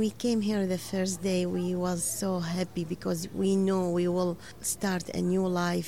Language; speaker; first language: English; non-native, learner; Arabic